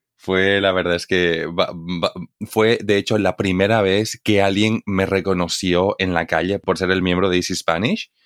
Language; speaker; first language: Spanish; native; Spanish